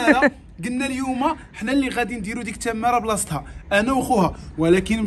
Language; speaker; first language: Arabic; native; Arabic